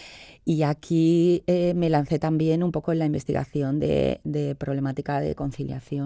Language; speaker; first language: Spanish; native; Spanish